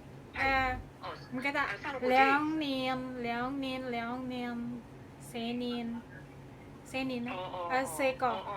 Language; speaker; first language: Cantonese; non-native, learner; Indonesian